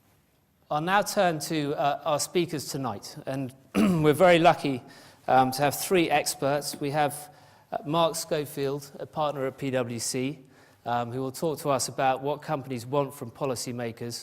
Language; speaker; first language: English; native; English